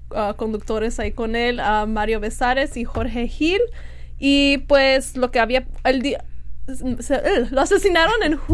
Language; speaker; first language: Spanish; early bilingual, heritage; Spanish